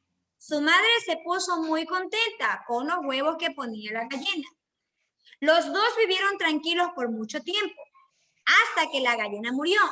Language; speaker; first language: Spanish; native; Spanish